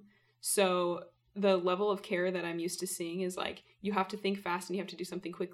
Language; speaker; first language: English; native; English